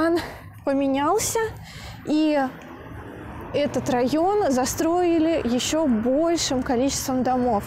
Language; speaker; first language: Russian; native; Russian